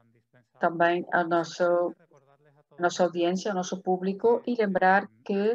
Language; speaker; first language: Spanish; non-native, fluent; Portuguese